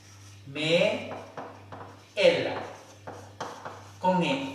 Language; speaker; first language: French; non-native, learner; Thai